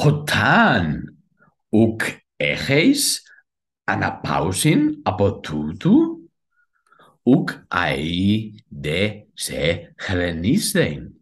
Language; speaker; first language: Greek; non-native, learner; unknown